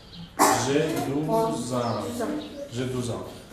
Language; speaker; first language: French; non-native, fluent; Uzbek